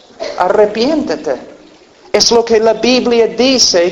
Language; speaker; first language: Spanish; non-native, fluent; English